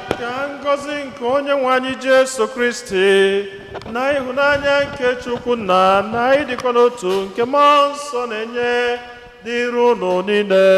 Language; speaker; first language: Igbo; native; Igbo